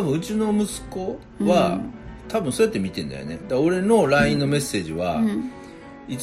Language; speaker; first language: Japanese; native; Japanese